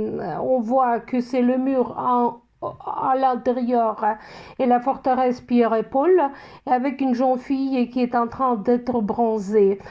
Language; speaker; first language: French; non-native, fluent; Russian